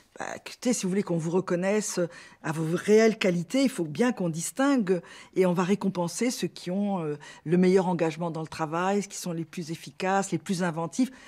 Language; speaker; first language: French; native; French